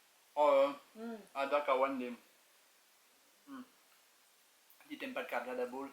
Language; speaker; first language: Indonesian; non-native, learner; French